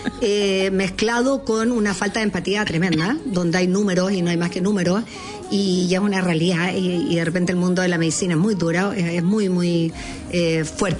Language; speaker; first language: Spanish; native; Spanish